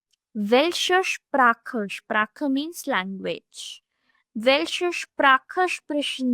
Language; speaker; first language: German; non-native, fluent; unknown